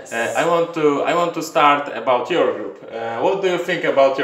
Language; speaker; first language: English; non-native, learner; Polish